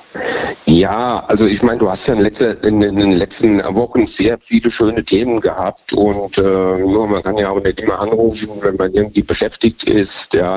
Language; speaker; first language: German; native; German